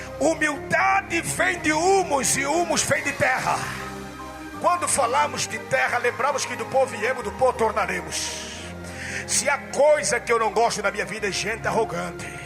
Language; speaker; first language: Portuguese; native; Portuguese